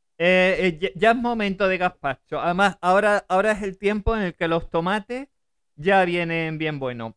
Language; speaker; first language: Spanish; early bilingual, other home language; German